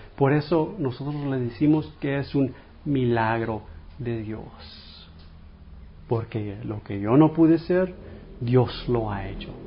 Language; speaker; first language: Spanish; non-native, fluent; English